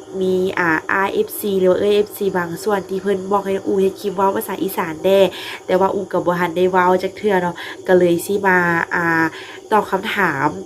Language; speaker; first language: Thai; non-native, local second language; Northeastern Thai